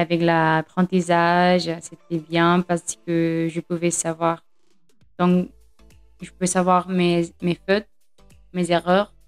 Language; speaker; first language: French; non-native, fluent; Spanish